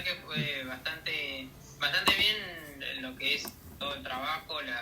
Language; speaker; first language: Spanish; native; Spanish